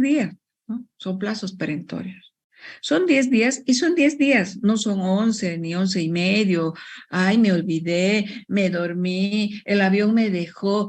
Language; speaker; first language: Spanish; native; Spanish